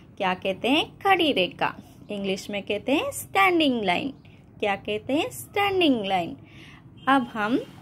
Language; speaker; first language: Hindi; non-native, local second language; Kannada